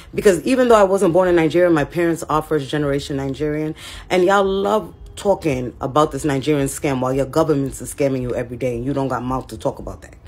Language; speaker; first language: English; native; English